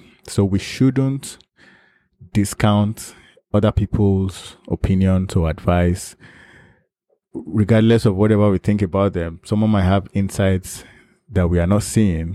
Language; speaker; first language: English; non-native, local second language; Yoruba